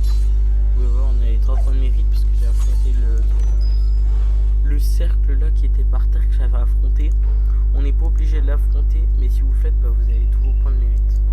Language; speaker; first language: French; native; French